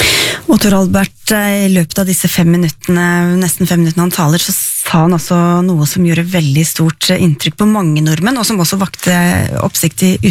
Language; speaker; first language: Norwegian; native; Norwegian